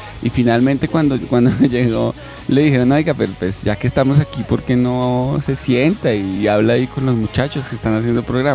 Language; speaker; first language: Spanish; native; Spanish